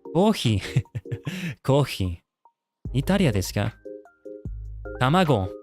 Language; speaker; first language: Japanese; non-native, learner; English